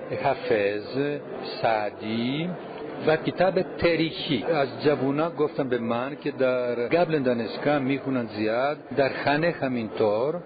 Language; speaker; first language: Persian; non-native, learner; Greek